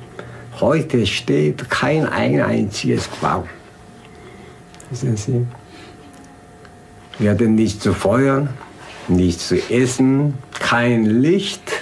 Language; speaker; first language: German; non-native, fluent; Korean